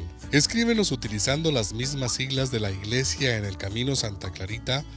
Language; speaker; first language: Spanish; native; Spanish